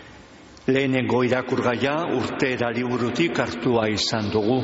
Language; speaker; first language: Basque; native; Basque